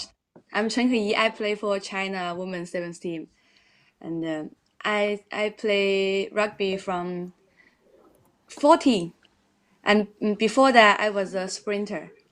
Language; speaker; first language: English; non-native, learner; Chinese